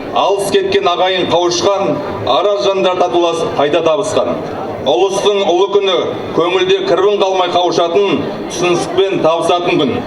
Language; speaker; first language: Kazakh; native; Kazakh